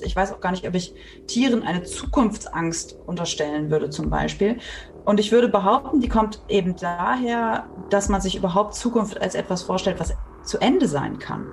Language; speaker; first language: German; native; German